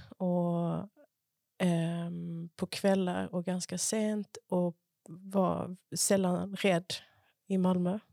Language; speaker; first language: Swedish; early bilingual, other home language; Spanish